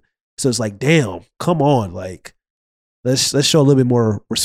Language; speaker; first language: English; native; English